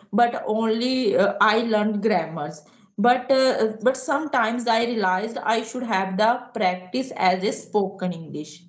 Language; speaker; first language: English; non-native, local second language; Hindi